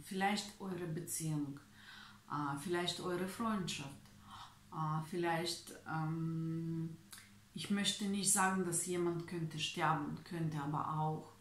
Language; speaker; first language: German; non-native, fluent; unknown